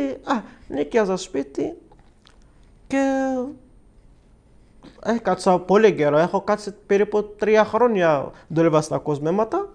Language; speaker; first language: Greek; non-native, fluent; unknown